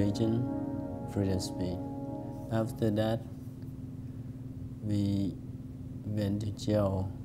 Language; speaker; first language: English; non-native, learner; Khmer